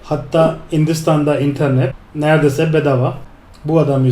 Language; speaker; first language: Turkish; non-native, fluent; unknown